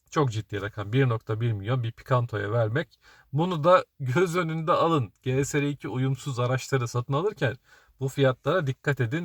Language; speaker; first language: Turkish; native; Turkish